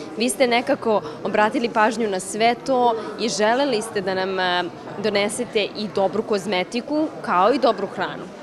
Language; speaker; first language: Serbian; native; Serbian